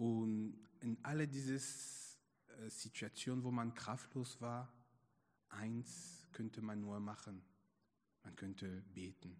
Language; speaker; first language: German; non-native, fluent; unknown